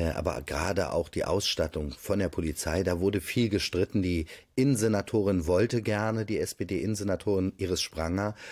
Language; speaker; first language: German; native; German